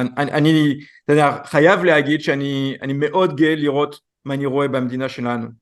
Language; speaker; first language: Hebrew; non-native, fluent; French